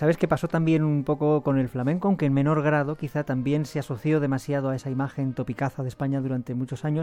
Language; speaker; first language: Spanish; native; Spanish